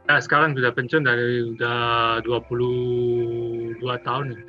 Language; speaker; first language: Indonesian; non-native, learner; French